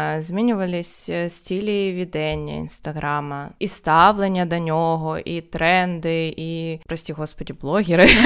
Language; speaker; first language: Ukrainian; non-native, local second language; Russian